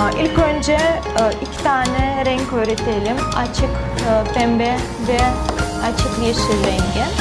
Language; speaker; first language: Turkish; non-native, fluent; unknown